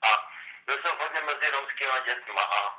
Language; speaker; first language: Czech; non-native, local second language; Romany